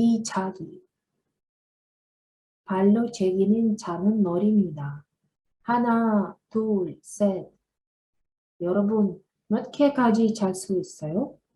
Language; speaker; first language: Korean; non-native, learner; Russian